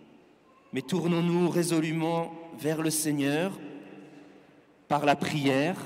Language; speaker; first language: French; native; French